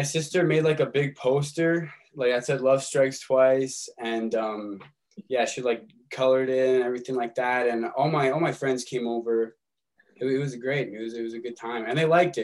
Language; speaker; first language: English; native; English